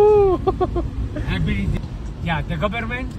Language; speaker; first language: English; non-native, learner; Spanish